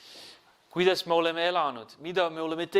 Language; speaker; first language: Estonian; non-native, fluent; English